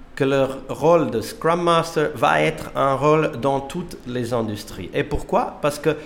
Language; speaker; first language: French; non-native, fluent; Portuguese